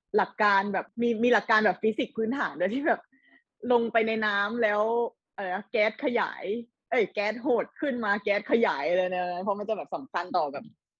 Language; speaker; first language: Thai; native; Thai